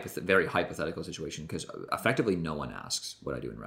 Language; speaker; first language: English; native; English